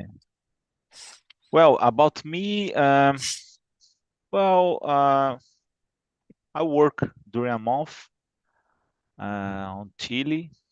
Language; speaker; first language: English; non-native, fluent; Portuguese